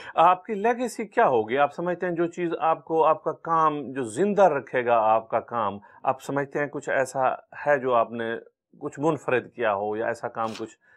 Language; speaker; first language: Urdu; native; Urdu